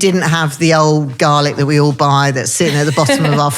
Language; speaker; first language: English; native; English